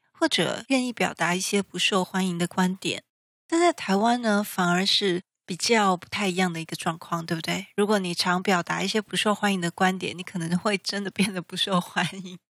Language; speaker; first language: Chinese; native; Chinese